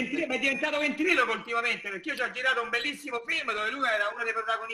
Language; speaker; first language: Italian; native; Italian